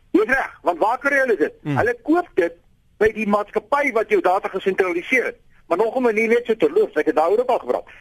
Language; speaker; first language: Afrikaans; native; Afrikaans